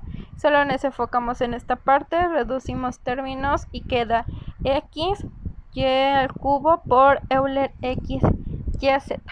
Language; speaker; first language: Spanish; native; Spanish